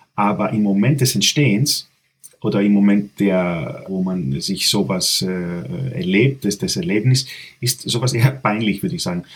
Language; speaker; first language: German; non-native, fluent; Greek